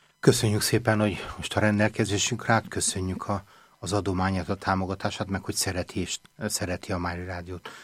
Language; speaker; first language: Hungarian; native; Hungarian